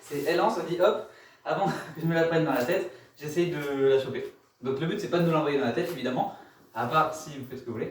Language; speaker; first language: French; native; French